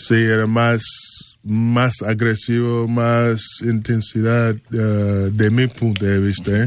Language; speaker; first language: Spanish; non-native, learner; English